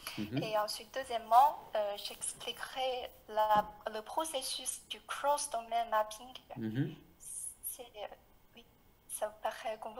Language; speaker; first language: French; non-native, fluent; Chinese